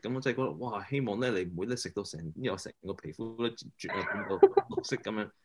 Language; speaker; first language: Cantonese; early bilingual, heritage; Cantonese